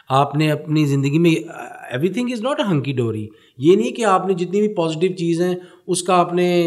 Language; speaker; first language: Urdu; early bilingual, heritage; Punjabi